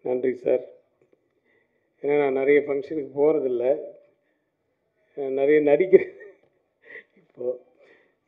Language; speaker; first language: Tamil; native; Tamil